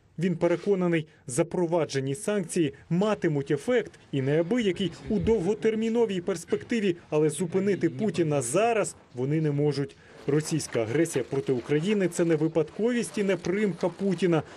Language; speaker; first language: Ukrainian; native; Ukrainian